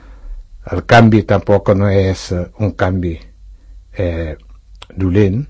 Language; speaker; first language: Catalan; non-native, fluent; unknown